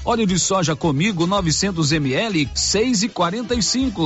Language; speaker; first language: Portuguese; native; Portuguese